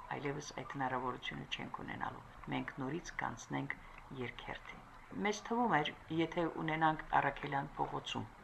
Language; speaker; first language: Armenian; native; Armenian